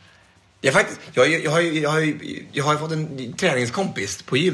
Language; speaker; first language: Swedish; native; Swedish